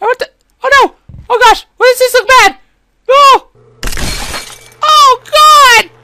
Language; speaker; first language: English; native; English